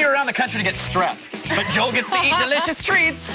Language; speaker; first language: English; native; English